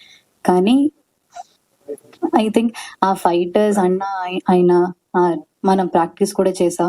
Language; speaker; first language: Telugu; non-native, learner; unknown